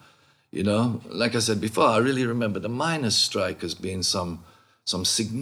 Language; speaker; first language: English; native; English